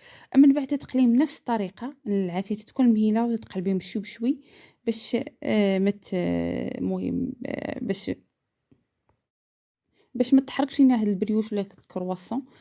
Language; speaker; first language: Arabic; native; Arabic